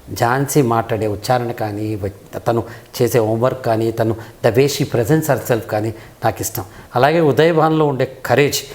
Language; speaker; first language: Telugu; native; Telugu